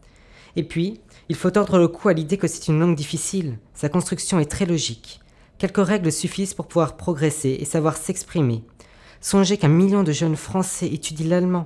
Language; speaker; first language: French; native; French